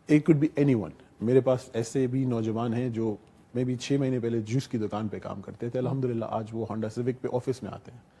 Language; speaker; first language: Urdu; native; Urdu